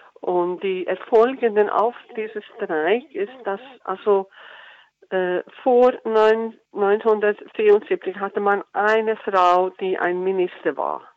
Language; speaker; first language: German; non-native, learner; Icelandic